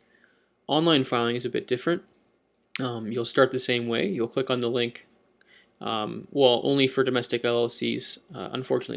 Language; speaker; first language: English; native; English